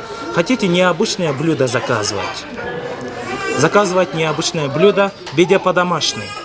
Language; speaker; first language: Russian; non-native, local second language; Kyrgyz